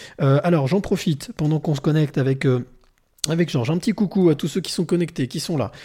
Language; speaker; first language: French; native; French